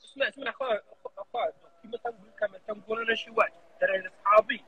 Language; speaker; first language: Arabic; native; Arabic